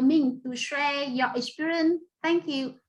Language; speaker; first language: English; non-native, fluent; Vietnamese